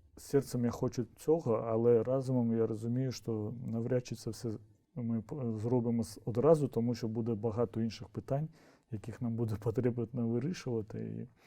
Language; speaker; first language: Ukrainian; non-native, local second language; Crimean Tatar